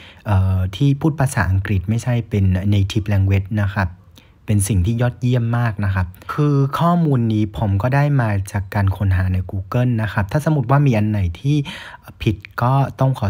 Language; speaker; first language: Thai; non-native, fluent; Vietnamese